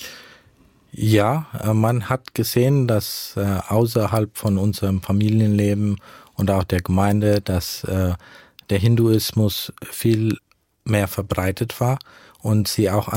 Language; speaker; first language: German; early bilingual, heritage; German